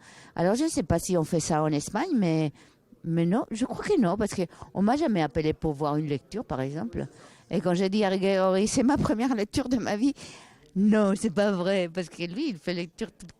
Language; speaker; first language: French; non-native, fluent; Spanish